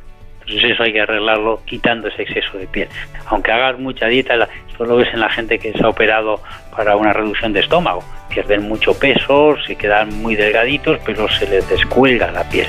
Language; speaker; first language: Spanish; native; Spanish